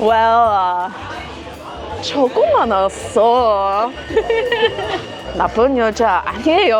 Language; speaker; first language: Korean; non-native, learner; English